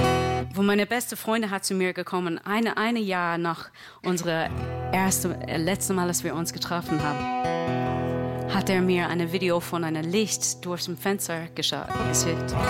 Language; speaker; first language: German; non-native, fluent; English